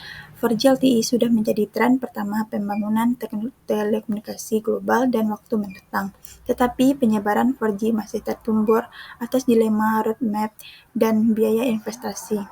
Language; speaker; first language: Indonesian; native; Indonesian